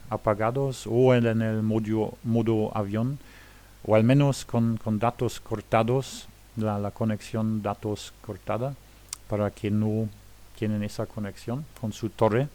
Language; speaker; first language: Spanish; non-native, fluent; Luxembourgish